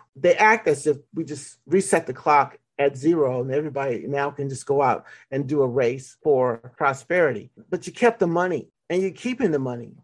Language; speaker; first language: English; native; English